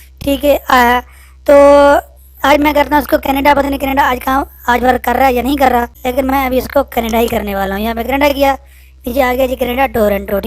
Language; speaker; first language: Urdu; non-native, local second language; Punjabi